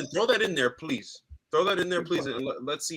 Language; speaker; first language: English; native; English